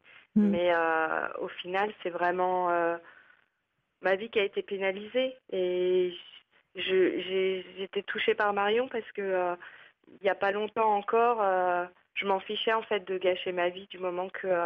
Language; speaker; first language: French; native; French